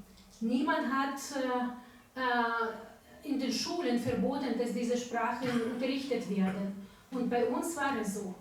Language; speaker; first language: German; non-native, fluent; Ukrainian